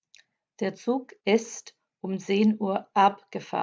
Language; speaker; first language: German; non-native, fluent; English